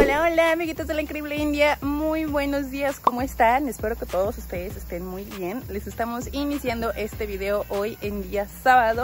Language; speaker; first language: Spanish; native; Spanish